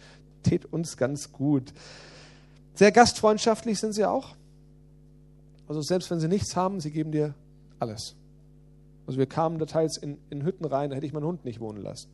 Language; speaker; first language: German; native; German